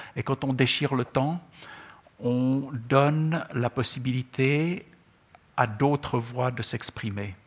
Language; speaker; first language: French; non-native, local second language; Czech